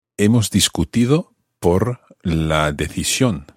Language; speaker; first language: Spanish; non-native, fluent; English